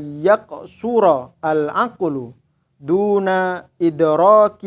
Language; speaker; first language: Arabic; non-native, fluent; Indonesian